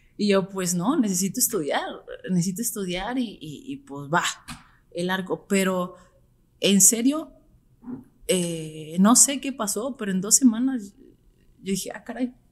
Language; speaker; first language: Spanish; native; Spanish